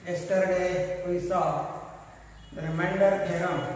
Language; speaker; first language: English; non-native, local second language; Marathi